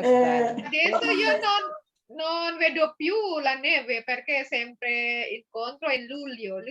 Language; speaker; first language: Italian; non-native, learner; Indonesian